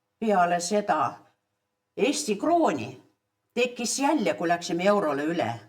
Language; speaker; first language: Estonian; early bilingual, heritage; Estonian